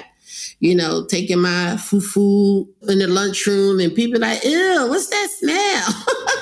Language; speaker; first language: English; early bilingual, other home language; Krio